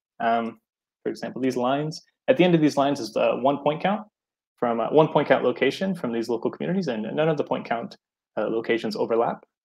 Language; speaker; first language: English; native; English